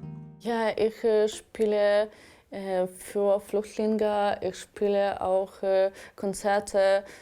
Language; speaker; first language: German; non-native, learner; Ukrainian